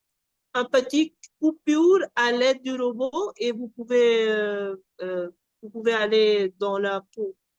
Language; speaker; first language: French; non-native, fluent; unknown